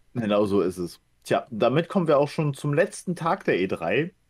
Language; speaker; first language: German; early bilingual, other home language; Ukrainian